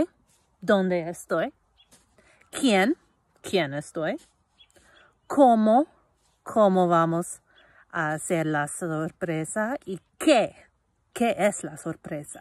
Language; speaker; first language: Spanish; non-native, fluent; English